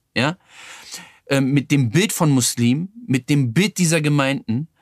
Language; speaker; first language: German; native; German